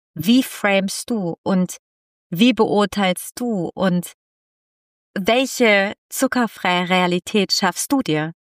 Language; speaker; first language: German; non-native, fluent; Italian